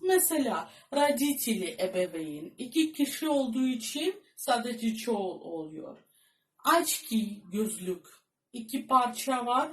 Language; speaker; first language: Turkish; non-native, fluent; Russian